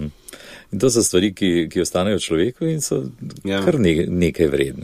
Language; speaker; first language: Slovenian; native; Slovenian